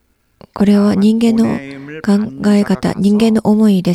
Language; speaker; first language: Japanese; non-native, learner; Korean